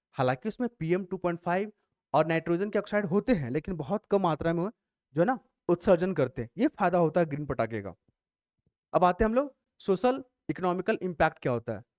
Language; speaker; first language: Hindi; native; Hindi